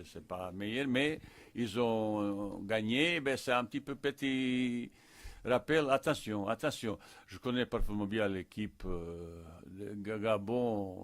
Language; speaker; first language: French; non-native, fluent; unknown